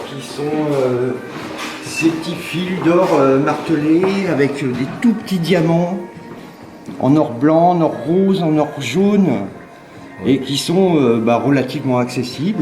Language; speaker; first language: French; native; French